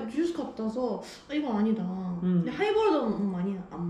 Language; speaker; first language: Korean; non-native, learner; Japanese